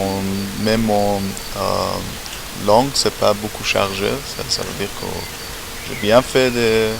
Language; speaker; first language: French; non-native, learner; English